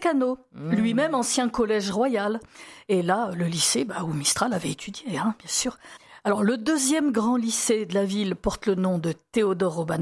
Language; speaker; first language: French; native; French